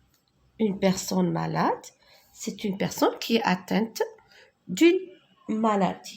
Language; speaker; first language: French; non-native, local second language; Arabic